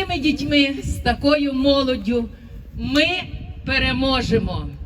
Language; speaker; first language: Ukrainian; native; Ukrainian